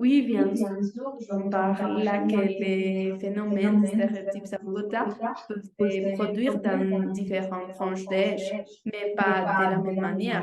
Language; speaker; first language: French; non-native, learner; Spanish